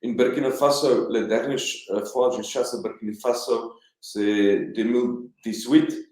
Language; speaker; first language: French; non-native, learner; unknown